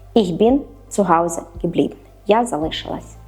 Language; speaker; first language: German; non-native, fluent; Ukrainian